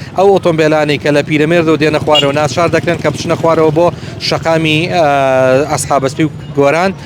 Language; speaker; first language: Central Kurdish; native; Central Kurdish